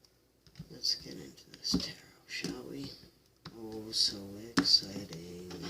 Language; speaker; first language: English; native; English